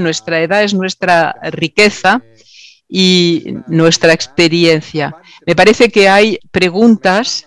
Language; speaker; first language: Spanish; non-native, fluent; Greek